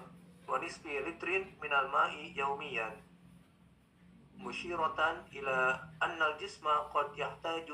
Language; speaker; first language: Arabic; non-native, learner; Indonesian